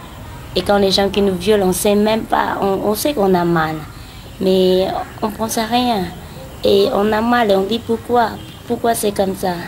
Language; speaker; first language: French; non-native, learner; Khmer